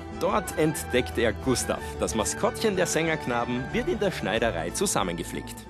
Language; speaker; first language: German; native; German